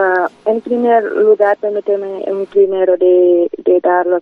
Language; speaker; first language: Spanish; non-native, fluent; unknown